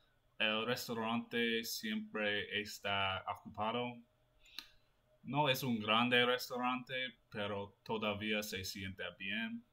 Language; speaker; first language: Spanish; non-native, learner; English